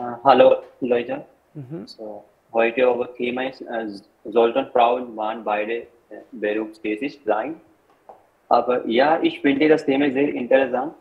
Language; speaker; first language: German; non-native, learner; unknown